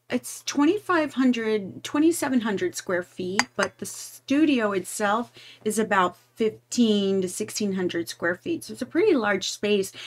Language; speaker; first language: English; native; English